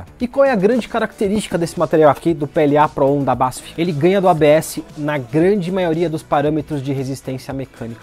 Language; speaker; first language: Portuguese; native; Portuguese